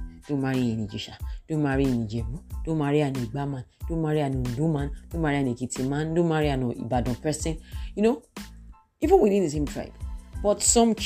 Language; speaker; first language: English; non-native, local second language; Yoruba